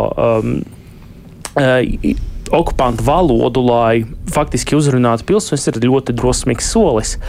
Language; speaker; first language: Latvian; non-native, local second language; Russian